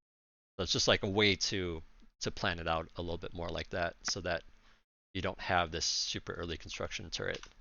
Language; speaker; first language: English; native; English